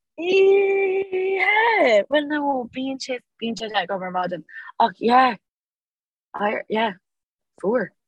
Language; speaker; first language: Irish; non-native, local second language; English